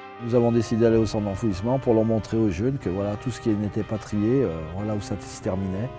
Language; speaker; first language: French; native; French